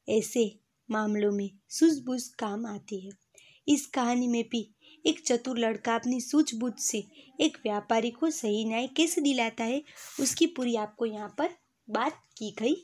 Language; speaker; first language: Hindi; non-native, local second language; Gujarati